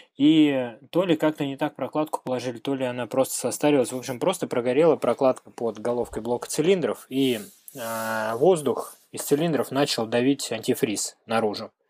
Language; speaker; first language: Russian; native; Russian